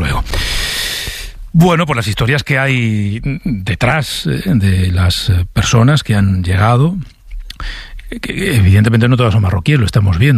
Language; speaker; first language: Spanish; native; Spanish